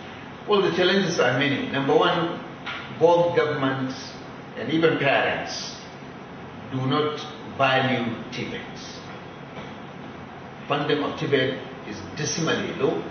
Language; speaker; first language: English; non-native, local second language; Hausa